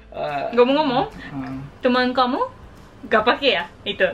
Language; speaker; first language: Indonesian; non-native, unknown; Japanese